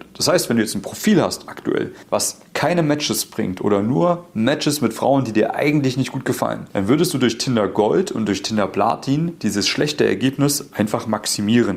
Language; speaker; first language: German; native; German